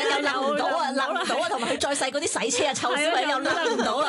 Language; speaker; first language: Cantonese; native; Cantonese